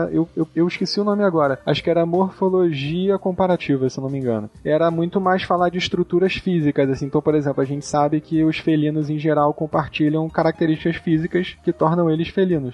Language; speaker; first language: Portuguese; native; Portuguese